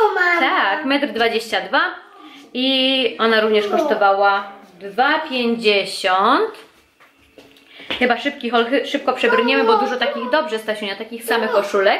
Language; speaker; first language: Polish; native; Polish